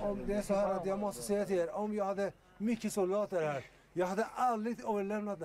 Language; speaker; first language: Swedish; non-native, learner; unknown